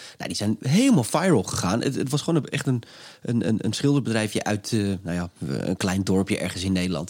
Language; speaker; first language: Dutch; native; Dutch